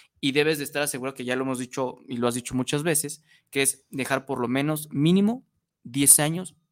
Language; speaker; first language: Spanish; native; Spanish